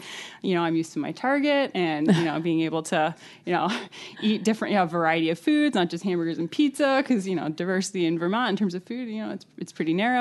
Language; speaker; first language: English; native; English